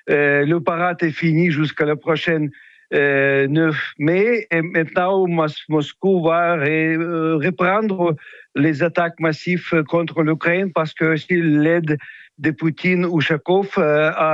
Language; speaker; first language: French; non-native, fluent; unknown